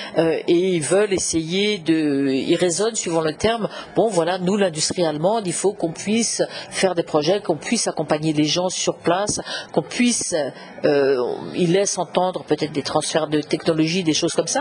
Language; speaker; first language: French; native; French